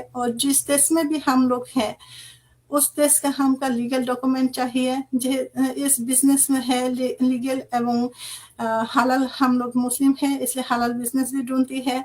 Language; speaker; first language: Hindi; non-native, fluent; Bangla